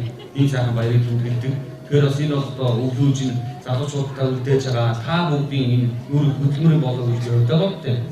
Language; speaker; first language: Mongolian; native; Mongolian